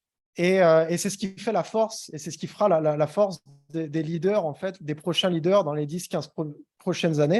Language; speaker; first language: French; native; French